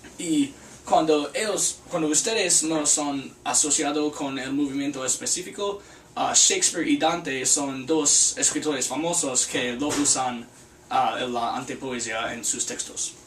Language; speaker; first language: Spanish; non-native, learner; English